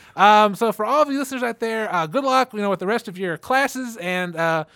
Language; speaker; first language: English; native; English